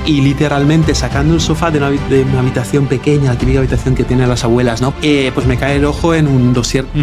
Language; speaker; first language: Spanish; non-native, fluent; Italian